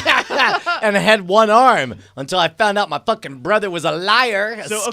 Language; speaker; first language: English; native; English